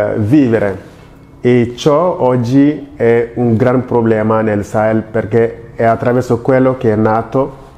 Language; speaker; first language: Italian; non-native, fluent; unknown